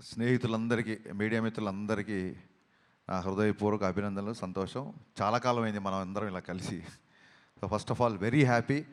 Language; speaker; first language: Telugu; native; Telugu